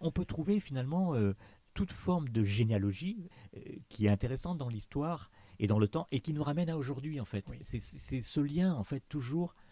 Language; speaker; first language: French; native; French